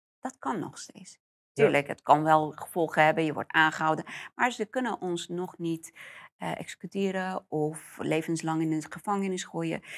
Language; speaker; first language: Dutch; non-native, fluent; Persian